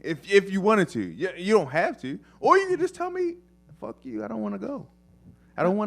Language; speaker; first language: English; native; English